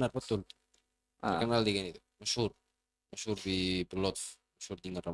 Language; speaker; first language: Indonesian; non-native, fluent; Arabic